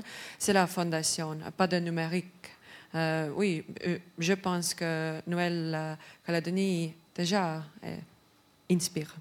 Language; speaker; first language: French; non-native, learner; Estonian